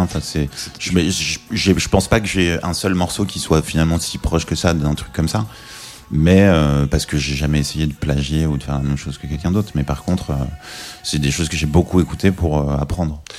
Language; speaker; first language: French; native; French